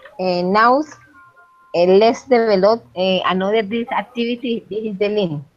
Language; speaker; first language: English; non-native, learner; Spanish